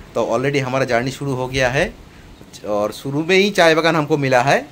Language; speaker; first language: Hindi; non-native, local second language; Bangla